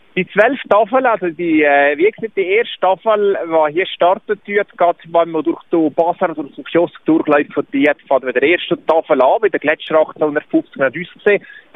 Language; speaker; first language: German; native; German